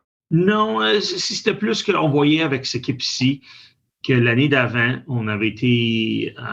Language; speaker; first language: French; native; French